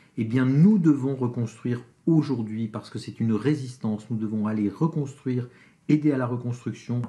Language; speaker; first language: French; native; French